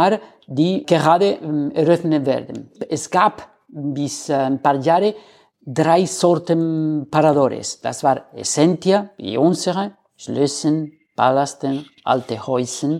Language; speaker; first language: German; non-native, learner; Spanish